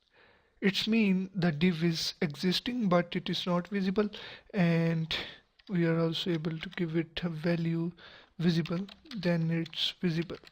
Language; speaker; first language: English; non-native, local second language; Urdu